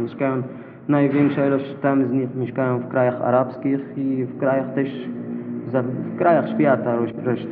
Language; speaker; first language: Polish; non-native, fluent; Arabic